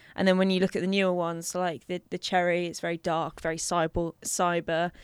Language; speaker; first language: English; native; English